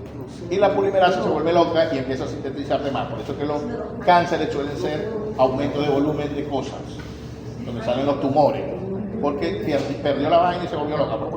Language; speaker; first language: Spanish; native; Spanish